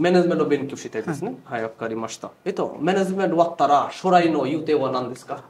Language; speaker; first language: Japanese; non-native, fluent; Bangla